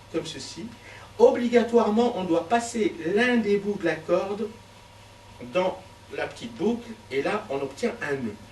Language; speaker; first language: French; native; French